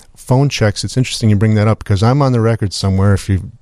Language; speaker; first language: English; early bilingual, other home language; Ukrainian